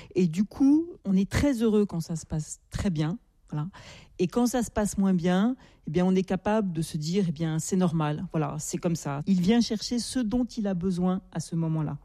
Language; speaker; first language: French; native; French